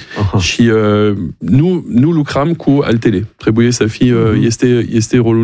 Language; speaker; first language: Romanian; non-native, learner; French